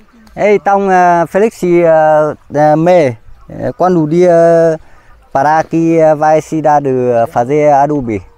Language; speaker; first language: Portuguese; non-native, learner; Vietnamese